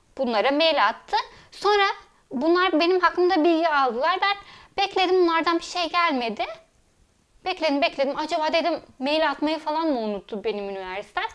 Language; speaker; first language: Turkish; early bilingual, heritage; Turkish